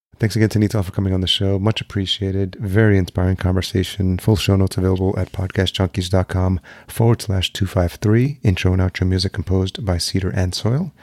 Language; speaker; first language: English; early bilingual, other home language; Spanish